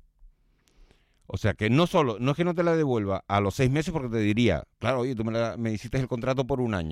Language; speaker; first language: Spanish; native; Spanish